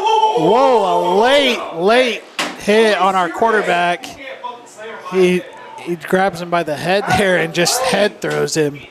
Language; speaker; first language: English; native; English